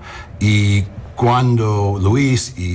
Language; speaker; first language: Spanish; non-native, learner; English